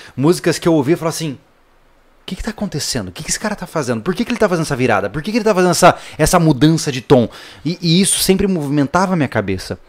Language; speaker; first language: Portuguese; native; Portuguese